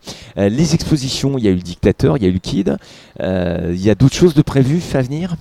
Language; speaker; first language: French; native; French